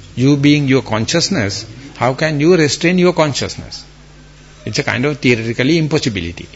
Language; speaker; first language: English; non-native, local second language; Sinhala